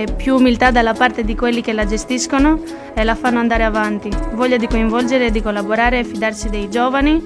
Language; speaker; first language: Italian; non-native, fluent; Albanian